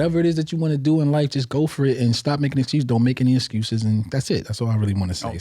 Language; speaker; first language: English; native; English